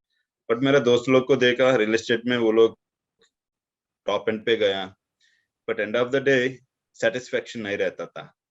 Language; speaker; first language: Hindi; non-native, local second language; Telugu